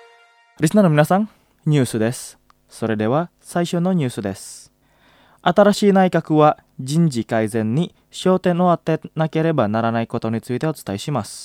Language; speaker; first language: Japanese; non-native, fluent; Indonesian